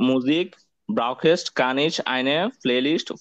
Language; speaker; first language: German; non-native, learner; Bangla